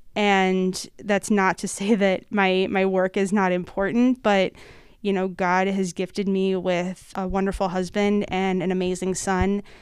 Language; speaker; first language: English; native; English